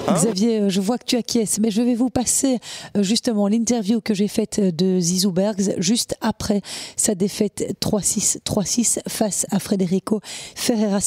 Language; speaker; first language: French; native; French